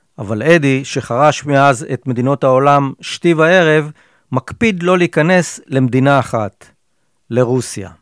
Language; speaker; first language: Hebrew; native; Hebrew